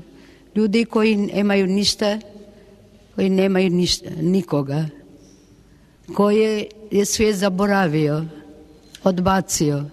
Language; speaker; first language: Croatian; non-native, local second language; Albanian